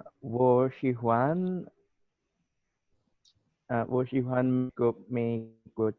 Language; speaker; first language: Chinese; non-native, learner; Indonesian